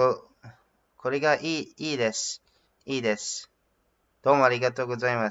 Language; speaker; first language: Japanese; non-native, learner; English